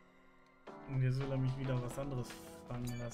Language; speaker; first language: German; native; German